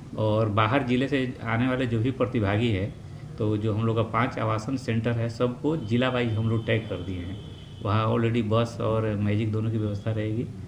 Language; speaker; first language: Hindi; native; Hindi